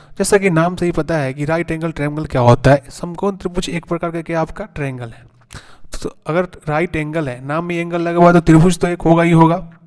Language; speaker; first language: Hindi; native; Hindi